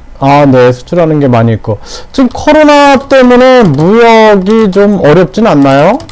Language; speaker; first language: Korean; native; Korean